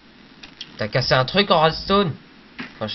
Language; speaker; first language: French; native; French